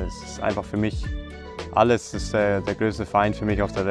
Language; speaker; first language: German; early bilingual, other home language; Croatian